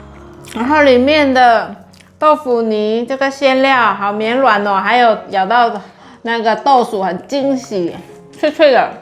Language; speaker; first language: Chinese; native; Chinese